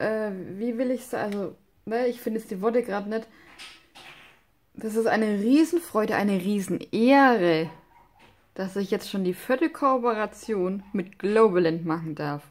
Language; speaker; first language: German; non-native, fluent; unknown